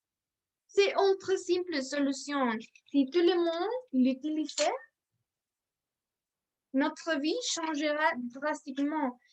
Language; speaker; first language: French; non-native, learner; Spanish